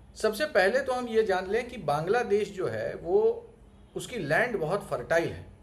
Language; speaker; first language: Hindi; non-native, local second language; Gujarati